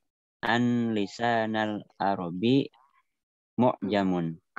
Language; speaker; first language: Arabic; non-native, learner; Indonesian